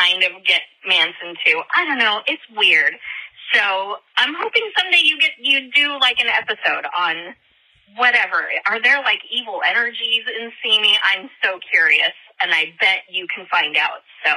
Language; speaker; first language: English; native; English